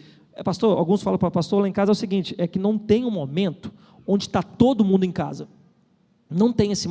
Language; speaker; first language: Portuguese; native; Portuguese